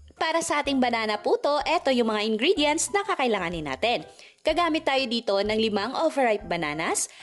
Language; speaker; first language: Filipino; non-native, local second language; Cebuano